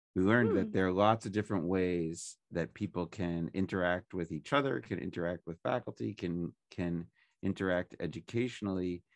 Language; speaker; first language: English; native; English